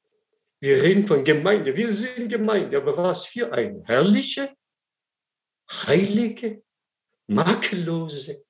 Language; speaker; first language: German; non-native, fluent; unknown